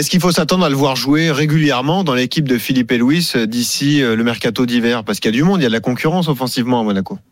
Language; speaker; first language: French; native; French